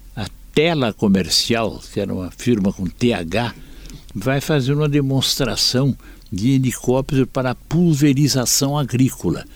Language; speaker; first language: Portuguese; native; Portuguese